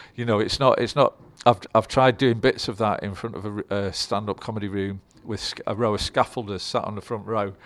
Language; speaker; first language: English; native; English